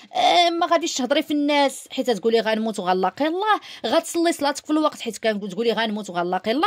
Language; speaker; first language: Arabic; native; Arabic